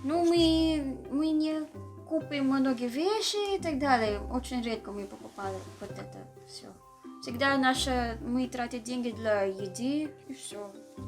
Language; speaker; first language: Russian; non-native, learner; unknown